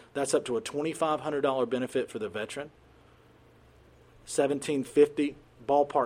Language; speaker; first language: English; native; English